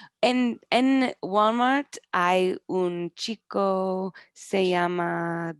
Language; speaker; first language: Spanish; non-native, learner; English